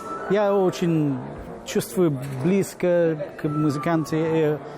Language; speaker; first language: Russian; non-native, learner; English